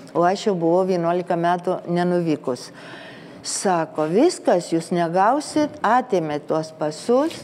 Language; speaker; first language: Lithuanian; early bilingual, heritage; Lithuanian